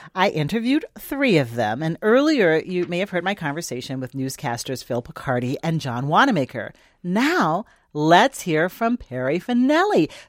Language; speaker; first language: English; native; English